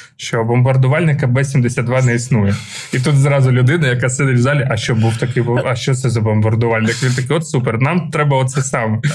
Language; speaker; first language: Ukrainian; non-native, local second language; Russian